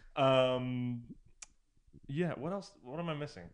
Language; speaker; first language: English; native; English